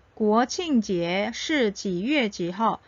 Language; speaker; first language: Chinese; non-native, fluent; Korean